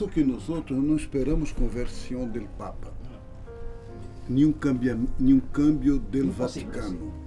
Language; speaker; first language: Spanish; non-native, local second language; Portuguese